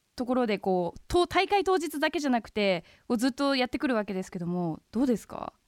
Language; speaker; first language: Japanese; native; Japanese